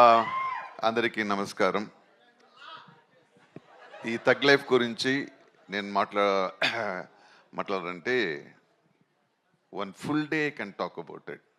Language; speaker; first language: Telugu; non-native, local second language; Tamil